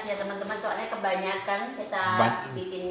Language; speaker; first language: Indonesian; native; Indonesian